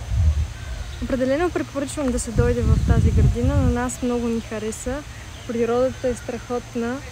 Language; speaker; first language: Bulgarian; native; Bulgarian